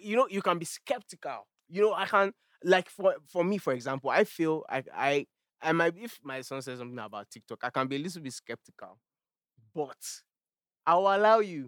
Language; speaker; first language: English; non-native, local second language; Yoruba